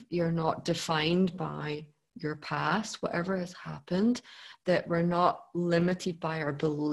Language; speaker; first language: English; native; English